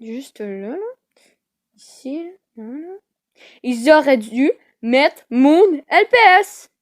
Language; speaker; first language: French; native; French